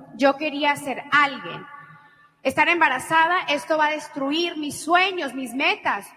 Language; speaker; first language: Spanish; early bilingual, heritage; Spanish